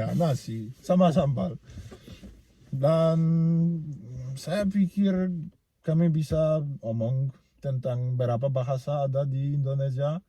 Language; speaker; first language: Indonesian; non-native, learner; Polish